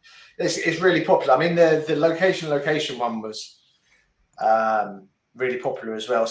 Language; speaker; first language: English; native; English